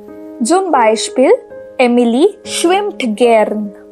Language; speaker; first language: German; non-native, fluent; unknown